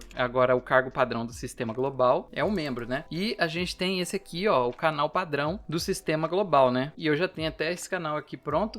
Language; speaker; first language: Portuguese; native; Portuguese